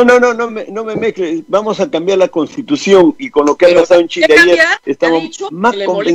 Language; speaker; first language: Spanish; native; Spanish